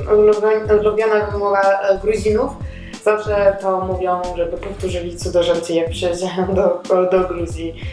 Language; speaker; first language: Polish; non-native, learner; Georgian